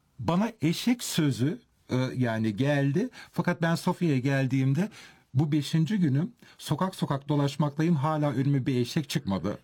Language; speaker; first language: Turkish; early bilingual, heritage; Turkish